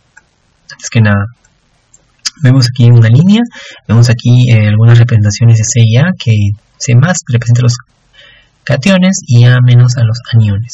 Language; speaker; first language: Spanish; native; Spanish